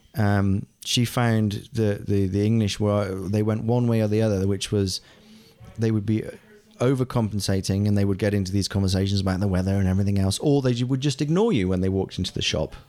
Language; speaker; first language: English; non-native, local second language; German